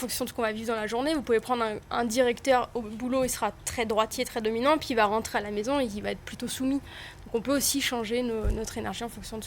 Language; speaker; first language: French; native; French